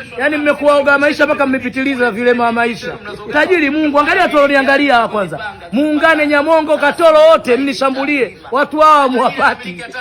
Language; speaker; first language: Swahili; native; Swahili